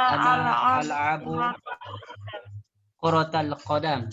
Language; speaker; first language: Arabic; non-native, learner; Indonesian